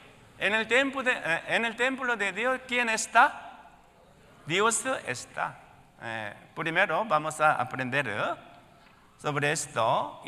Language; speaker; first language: Spanish; non-native, learner; Korean